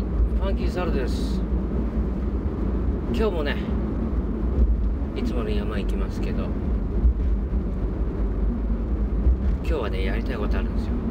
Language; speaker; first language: Japanese; native; Japanese